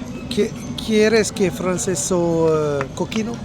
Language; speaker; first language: Spanish; non-native, learner; French